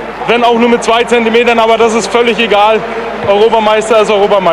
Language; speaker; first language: German; native; German